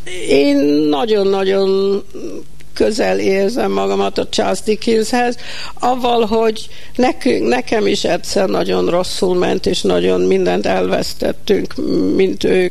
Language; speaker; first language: Hungarian; early bilingual, heritage; Hungarian